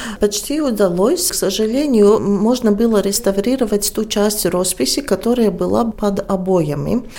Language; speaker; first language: Russian; non-native, local second language; Latvian